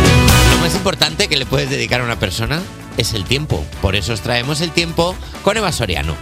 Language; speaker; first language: Spanish; native; Spanish